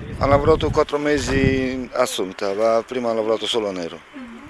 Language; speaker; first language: Italian; non-native, learner; Romanian